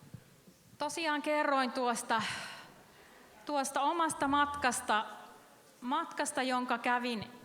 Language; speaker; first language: Finnish; native; Finnish